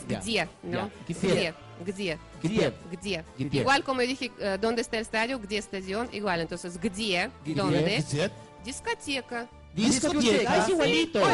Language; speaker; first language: Spanish; non-native, fluent; Russian